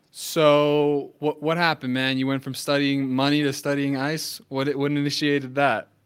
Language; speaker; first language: English; native; English